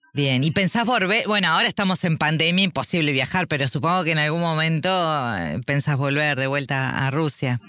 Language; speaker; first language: Spanish; native; Spanish